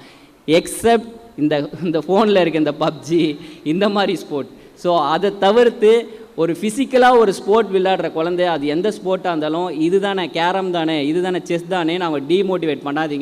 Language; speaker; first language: Tamil; native; Tamil